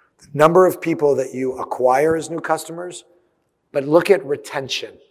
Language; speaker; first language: English; early bilingual, other home language; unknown